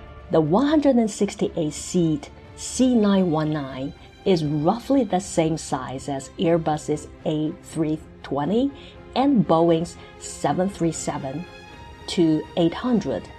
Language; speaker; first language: English; non-native, fluent; Chinese